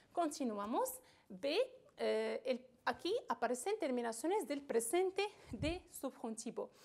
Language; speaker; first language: Spanish; non-native, fluent; Arabic